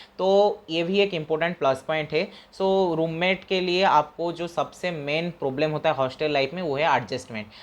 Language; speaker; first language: Hindi; non-native, local second language; Odia